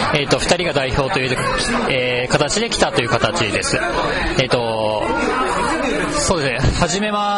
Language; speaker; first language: Japanese; native; Japanese